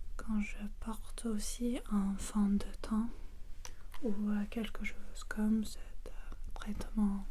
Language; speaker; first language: French; non-native, learner; English